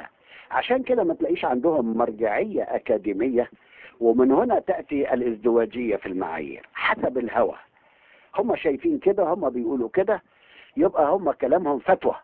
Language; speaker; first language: Arabic; native; Arabic